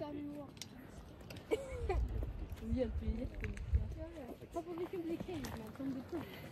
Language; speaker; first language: Swedish; native; Swedish